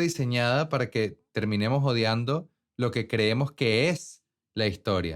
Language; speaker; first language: Spanish; native; Spanish